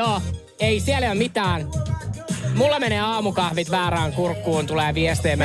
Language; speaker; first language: Finnish; native; Finnish